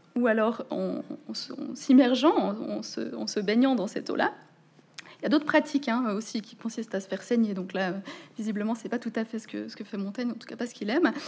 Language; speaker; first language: French; native; French